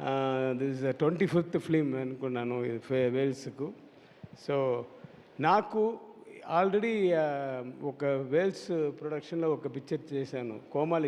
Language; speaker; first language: Telugu; non-native, learner; Tamil